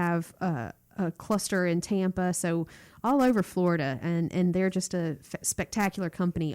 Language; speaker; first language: English; native; English